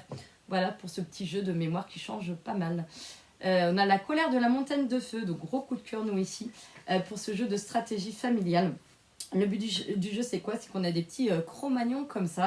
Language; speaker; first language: French; native; French